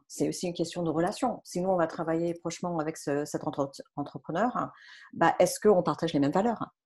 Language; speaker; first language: French; non-native, fluent; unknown